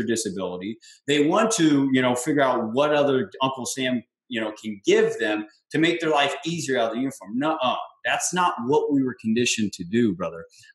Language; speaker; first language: English; native; English